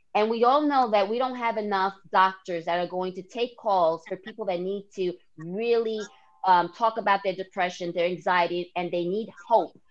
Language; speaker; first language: English; native; English